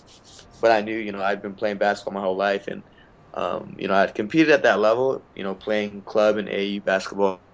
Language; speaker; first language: English; native; English